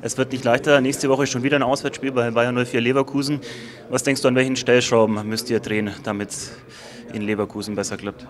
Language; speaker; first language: German; native; German